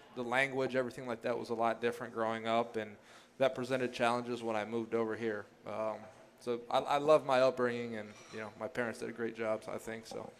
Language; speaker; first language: English; early bilingual, other home language; Greek